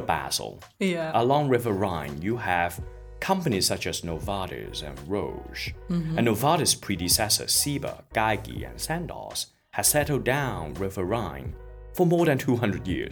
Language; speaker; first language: English; non-native, local second language; Cantonese